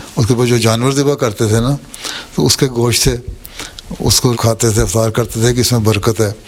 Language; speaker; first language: Urdu; native; Urdu